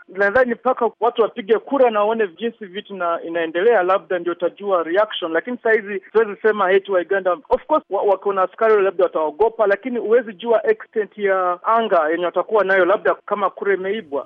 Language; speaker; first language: Swahili; non-native, local second language; Ganda